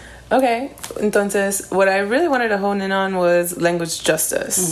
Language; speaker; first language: English; early bilingual, other home language; Spanish